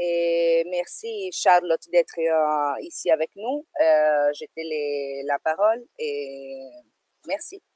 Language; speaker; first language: French; non-native, fluent; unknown